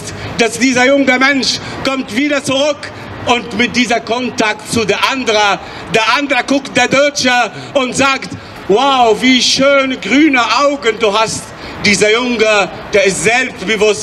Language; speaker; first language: German; non-native, fluent; Arabic